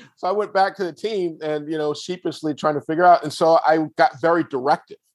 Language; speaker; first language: English; native; English